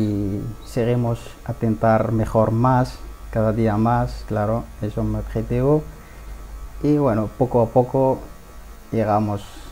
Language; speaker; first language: Spanish; non-native, learner; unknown